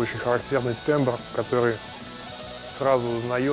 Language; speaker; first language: Russian; native; Russian